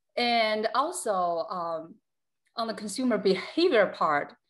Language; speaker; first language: English; non-native, fluent; Chinese